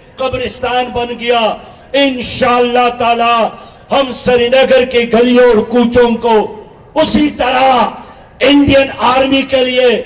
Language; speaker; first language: Urdu; non-native, local second language; Pashto